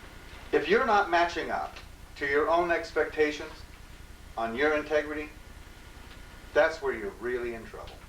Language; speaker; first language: English; native; English